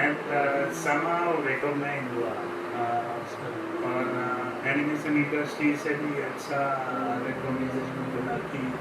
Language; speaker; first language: Hindi; non-native, local second language; Gujarati